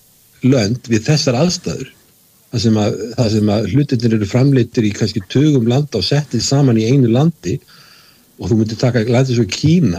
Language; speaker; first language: Icelandic; native; Icelandic